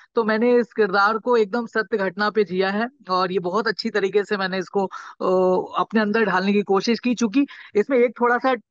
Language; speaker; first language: Hindi; native; Hindi